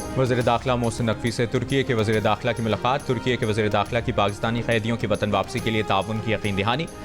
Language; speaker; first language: Urdu; native; Urdu